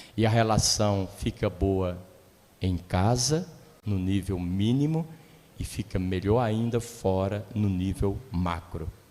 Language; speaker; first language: Portuguese; native; Portuguese